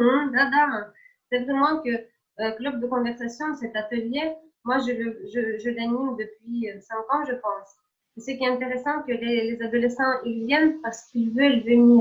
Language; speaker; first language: French; non-native, fluent; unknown